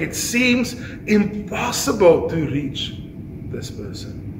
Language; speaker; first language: English; non-native, local second language; Afrikaans